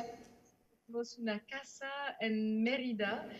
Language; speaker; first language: Spanish; non-native, fluent; French